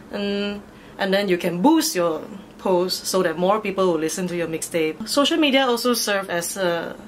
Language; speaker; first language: English; non-native, local second language; Chinese